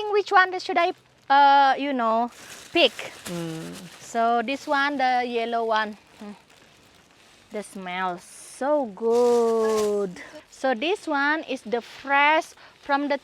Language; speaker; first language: English; non-native, learner; Indonesian